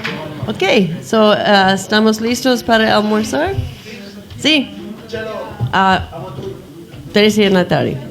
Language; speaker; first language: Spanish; non-native, learner; English